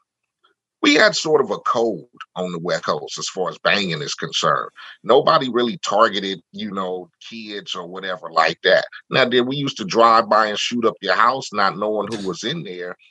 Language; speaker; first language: English; native; English